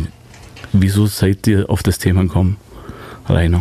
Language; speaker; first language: German; native; German